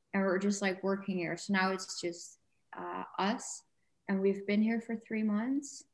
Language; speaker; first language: English; non-native, fluent; Dutch